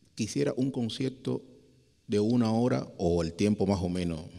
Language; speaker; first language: Spanish; native; Spanish